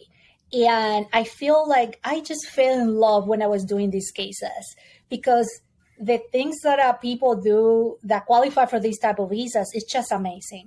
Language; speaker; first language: English; non-native, fluent; Spanish